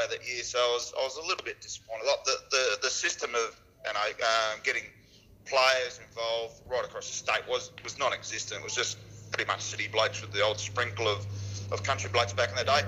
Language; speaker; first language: English; native; English